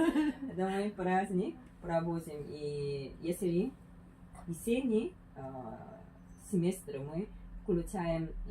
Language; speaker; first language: Russian; non-native, fluent; Korean